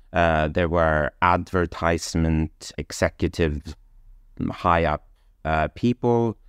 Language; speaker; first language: English; non-native, fluent; Swedish